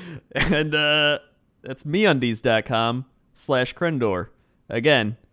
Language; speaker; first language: English; native; English